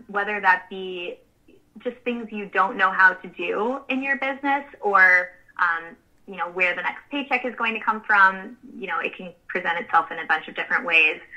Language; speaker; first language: English; native; English